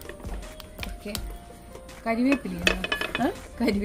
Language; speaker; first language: Malayalam; native; Malayalam